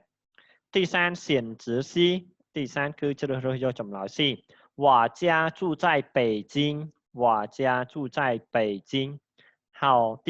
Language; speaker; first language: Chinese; non-native, fluent; Khmer